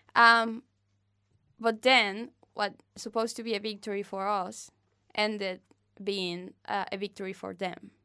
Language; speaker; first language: English; non-native, fluent; Spanish